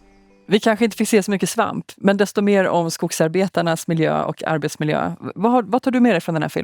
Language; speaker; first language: Swedish; native; Swedish